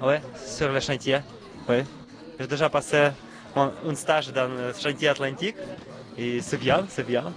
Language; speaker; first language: French; non-native, learner; Russian